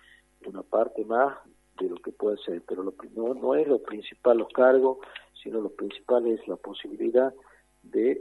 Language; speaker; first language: Spanish; native; Spanish